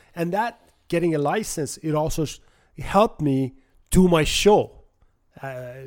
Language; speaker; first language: English; non-native, fluent; Persian